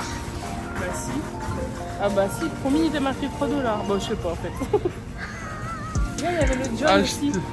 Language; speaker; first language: French; native; French